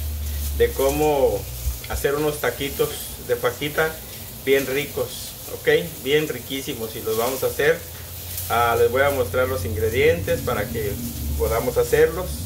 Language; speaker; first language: Spanish; native; Spanish